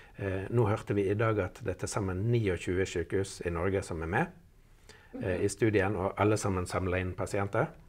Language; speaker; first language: Norwegian; native; Norwegian